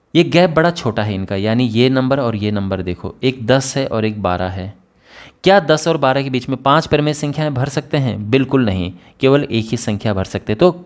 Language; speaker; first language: Hindi; native; Hindi